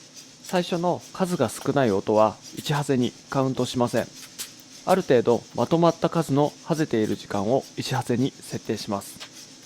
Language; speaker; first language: Japanese; native; Japanese